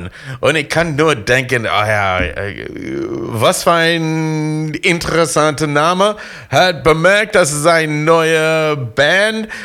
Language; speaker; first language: German; non-native, fluent; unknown